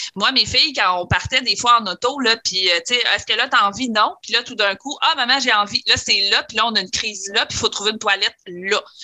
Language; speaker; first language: French; native; French